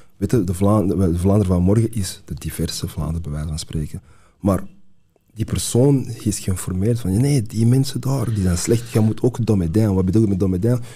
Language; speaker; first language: Dutch; early bilingual, other home language; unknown